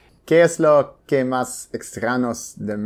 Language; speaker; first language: Spanish; non-native, learner; English